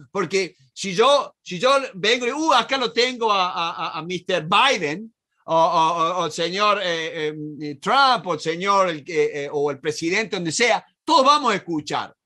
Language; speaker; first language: Spanish; native; Spanish